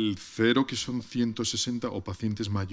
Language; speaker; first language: Spanish; native; Spanish